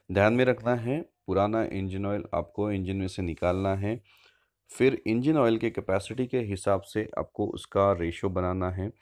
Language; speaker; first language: Hindi; non-native, local second language; Marathi